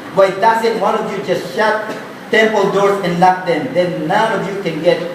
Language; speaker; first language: English; non-native, local second language; Filipino